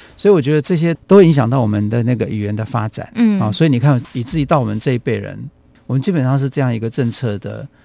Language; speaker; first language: Chinese; non-native, local second language; Hakka Chinese